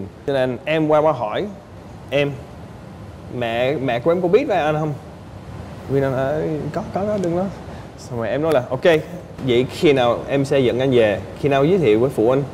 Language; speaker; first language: Vietnamese; non-native, fluent; English